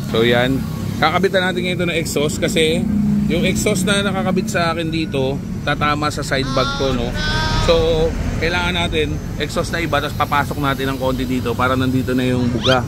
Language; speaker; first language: Filipino; native; Filipino